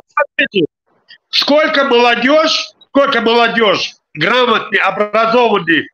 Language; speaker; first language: Russian; non-native, local second language; Tajik